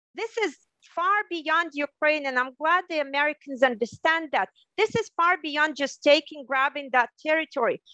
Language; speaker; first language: English; non-native, fluent; Russian